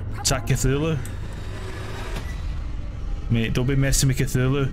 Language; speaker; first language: English; native; English